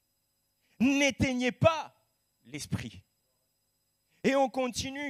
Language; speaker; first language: French; native; French